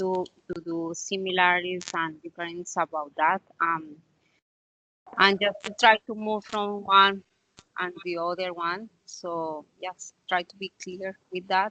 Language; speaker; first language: English; non-native, learner; Spanish